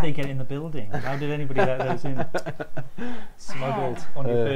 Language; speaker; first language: English; native; English